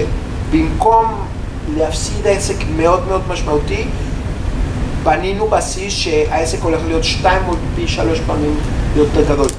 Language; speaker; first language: Hebrew; non-native, learner; English